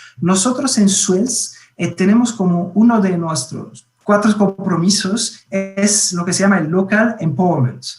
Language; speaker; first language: Spanish; non-native, fluent; French